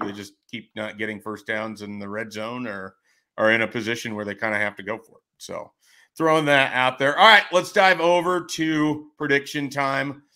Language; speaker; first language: English; native; English